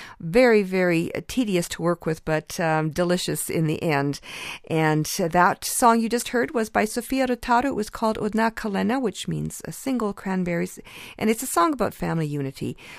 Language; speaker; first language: English; early bilingual, other home language; Ukrainian